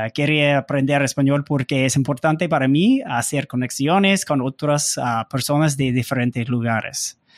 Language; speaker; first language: Spanish; non-native, learner; English